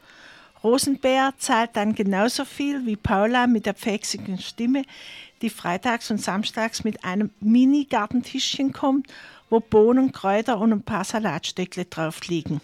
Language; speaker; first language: German; native; German